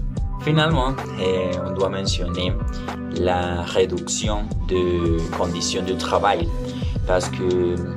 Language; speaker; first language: French; non-native, learner; Spanish